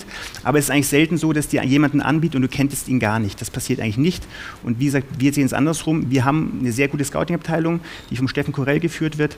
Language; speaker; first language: German; native; German